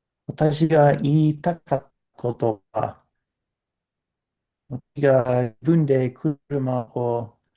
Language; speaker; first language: Japanese; non-native, learner; English